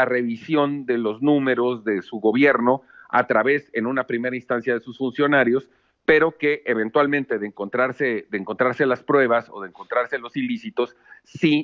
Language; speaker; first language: Spanish; native; Spanish